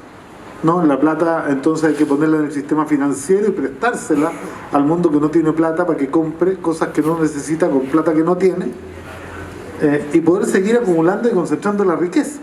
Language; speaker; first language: Spanish; native; Spanish